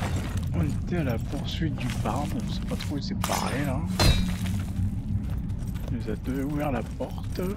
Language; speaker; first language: French; native; French